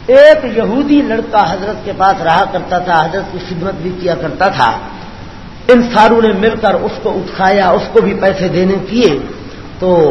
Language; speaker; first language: Urdu; non-native, local second language; Punjabi